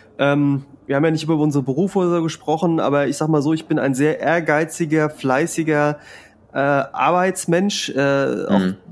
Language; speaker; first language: German; early bilingual, other home language; Spanish